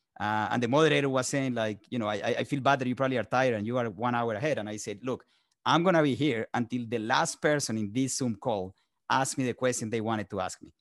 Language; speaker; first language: English; non-native, fluent; Spanish